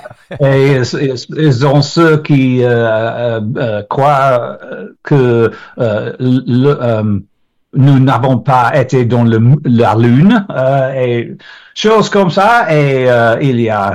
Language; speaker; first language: French; non-native, learner; English